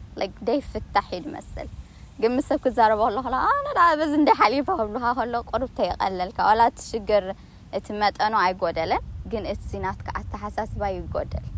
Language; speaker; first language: Tigrinya; native; Tigrinya